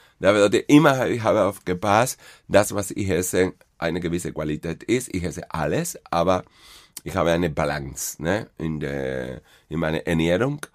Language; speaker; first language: German; non-native, fluent; Spanish